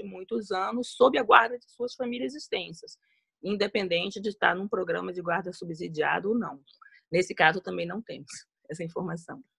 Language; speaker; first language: Portuguese; native; Portuguese